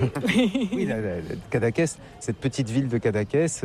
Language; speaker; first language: French; native; French